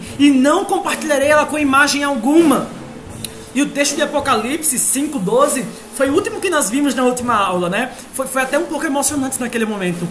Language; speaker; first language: Portuguese; native; Portuguese